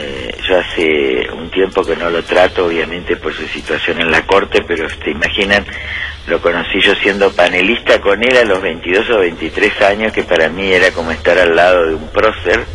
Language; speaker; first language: Spanish; native; Spanish